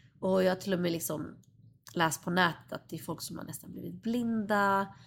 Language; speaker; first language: Swedish; native; Swedish